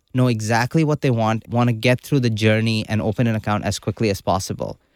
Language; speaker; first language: English; non-native, local second language; Urdu